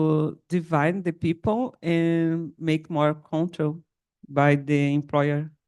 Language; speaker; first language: English; non-native, learner; Portuguese